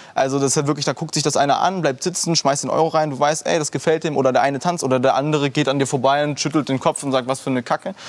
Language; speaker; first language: German; early bilingual, heritage; German